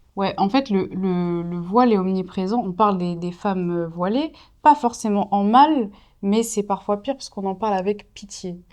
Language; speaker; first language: French; native; French